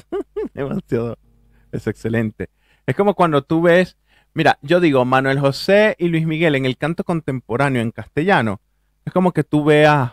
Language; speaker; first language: Spanish; native; Spanish